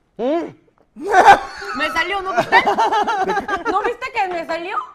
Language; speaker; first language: Spanish; non-native, fluent; Korean